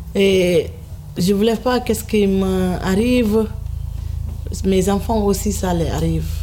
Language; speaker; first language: French; non-native, local second language; Fula